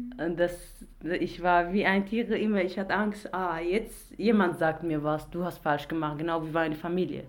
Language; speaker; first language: German; non-native, learner; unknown